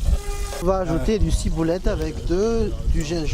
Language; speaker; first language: French; non-native, local second language; Malagasy